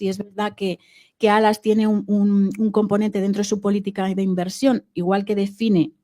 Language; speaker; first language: Spanish; native; Spanish